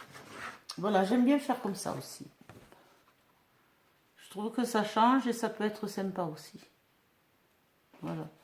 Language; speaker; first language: French; native; French